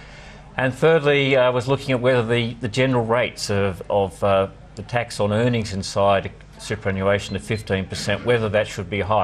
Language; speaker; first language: English; native; English